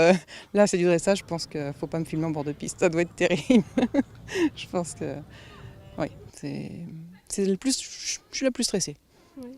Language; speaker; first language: French; native; French